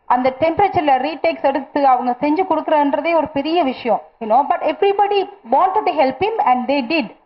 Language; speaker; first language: Tamil; native; Tamil